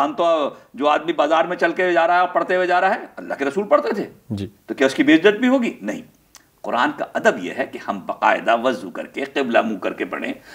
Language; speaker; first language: Urdu; native; Urdu